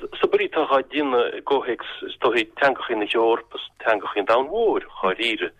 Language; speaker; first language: Irish; non-native, local second language; English